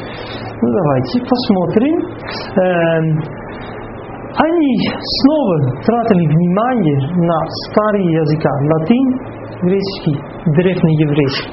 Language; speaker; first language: Russian; non-native, fluent; Dutch